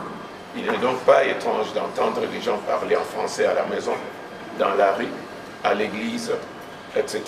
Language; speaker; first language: French; non-native, local second language; Lingala